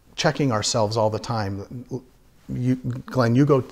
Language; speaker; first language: English; native; English